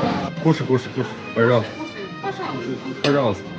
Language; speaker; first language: Russian; non-native, learner; Chinese